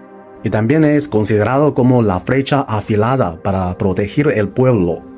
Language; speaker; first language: Spanish; non-native, fluent; Chinese